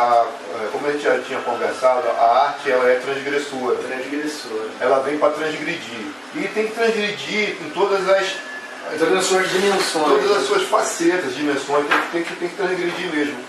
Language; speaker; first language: Portuguese; native; Portuguese